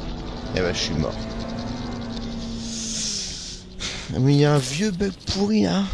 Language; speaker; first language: French; native; French